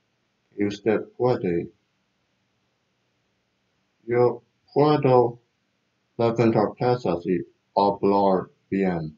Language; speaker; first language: Spanish; non-native, learner; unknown